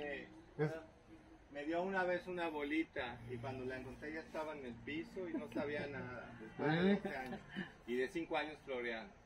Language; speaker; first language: Spanish; native; Spanish